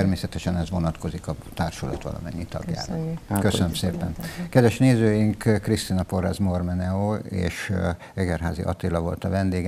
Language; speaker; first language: Hungarian; native; Hungarian